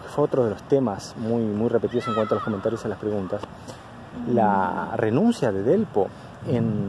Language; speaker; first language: Spanish; native; Spanish